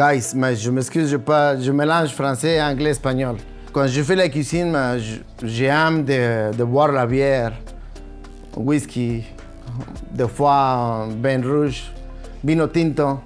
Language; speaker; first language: French; non-native, learner; Spanish